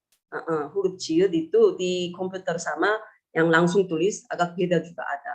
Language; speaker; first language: Indonesian; non-native, fluent; Korean